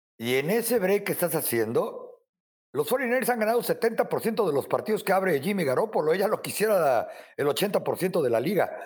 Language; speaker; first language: Spanish; native; Spanish